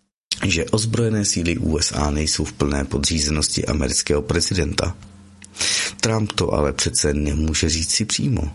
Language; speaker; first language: Czech; native; Czech